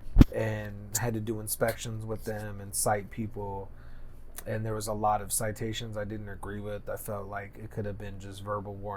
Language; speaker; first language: English; native; English